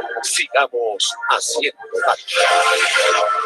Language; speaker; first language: Spanish; native; Spanish